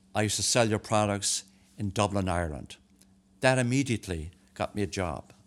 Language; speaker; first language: English; native; English